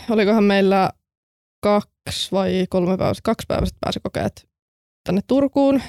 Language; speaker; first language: Finnish; native; Finnish